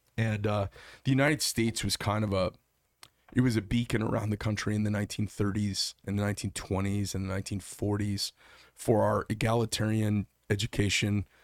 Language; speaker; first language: English; native; English